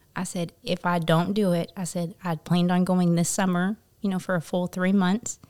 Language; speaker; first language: English; native; English